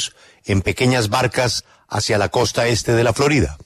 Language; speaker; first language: Spanish; native; Spanish